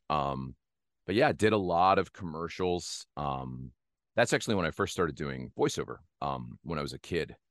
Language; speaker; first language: English; native; English